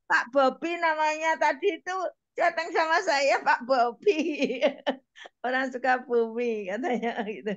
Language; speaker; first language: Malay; non-native, local second language; Javanese